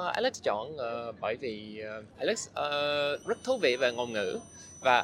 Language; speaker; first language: Vietnamese; non-native, learner; English